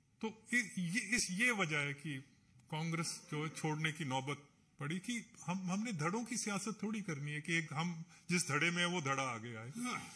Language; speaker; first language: Hindi; non-native, local second language; Punjabi